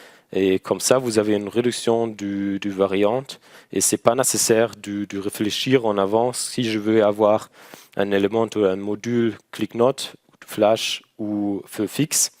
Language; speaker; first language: French; non-native, learner; German